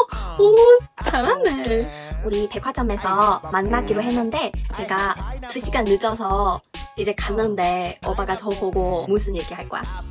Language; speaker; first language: Korean; non-native, fluent; Chinese